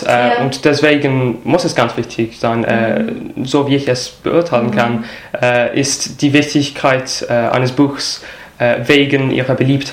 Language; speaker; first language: German; non-native, fluent; English